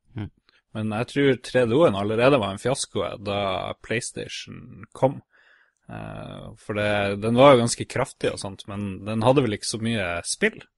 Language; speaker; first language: Norwegian; native; Norwegian